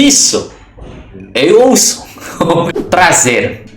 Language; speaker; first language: Portuguese; non-native, learner; Indonesian